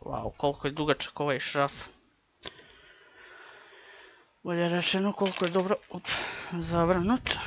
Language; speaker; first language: Croatian; native; Croatian